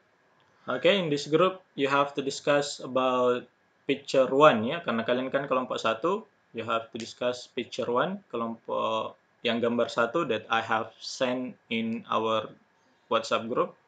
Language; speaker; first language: English; non-native, fluent; Indonesian